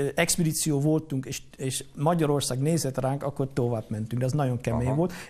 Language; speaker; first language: Hungarian; non-native, fluent; Dutch